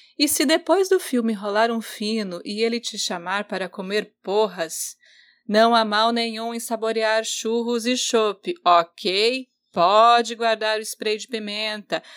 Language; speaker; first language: Portuguese; native; Portuguese